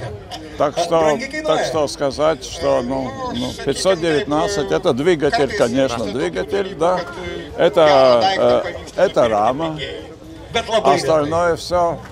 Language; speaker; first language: Russian; non-native, fluent; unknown